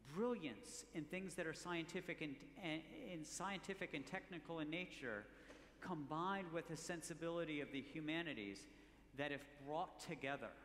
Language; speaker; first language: English; native; English